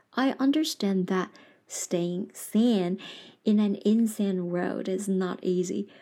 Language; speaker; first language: English; non-native, fluent; Chinese